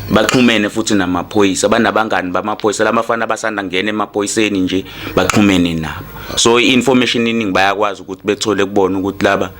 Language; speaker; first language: Zulu; native; Zulu